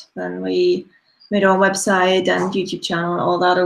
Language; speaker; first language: English; non-native, fluent; German